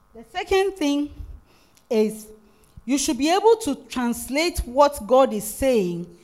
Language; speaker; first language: English; non-native, local second language; Akan